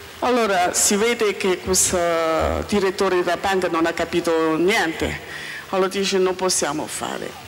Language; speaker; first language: Italian; non-native, learner; Chinese